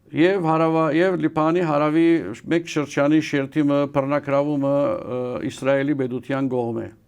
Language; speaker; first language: Armenian; early bilingual, heritage; Armenian